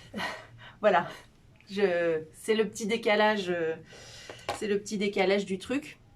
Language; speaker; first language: French; native; French